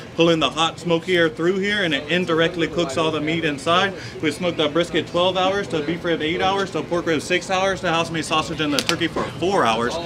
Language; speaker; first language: English; native; English